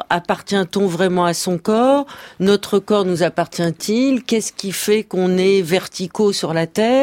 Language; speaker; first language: French; native; French